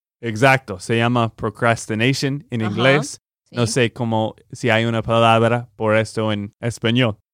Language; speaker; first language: Spanish; non-native, fluent; English